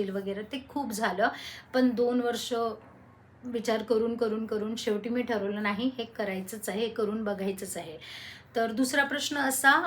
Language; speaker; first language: Marathi; non-native, local second language; Hindi